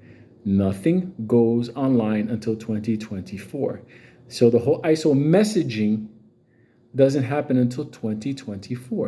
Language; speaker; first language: English; native; English